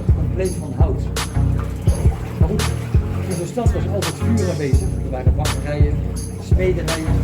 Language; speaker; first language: Dutch; native; Dutch